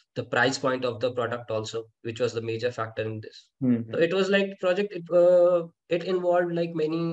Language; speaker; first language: English; non-native, local second language; Hindi